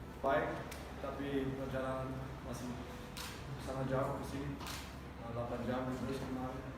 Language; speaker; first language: Indonesian; non-native, fluent; Dutch